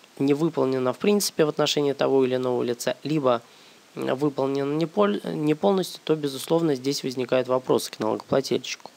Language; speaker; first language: Russian; native; Russian